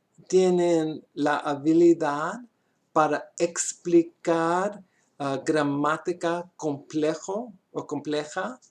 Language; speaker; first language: Spanish; non-native, learner; English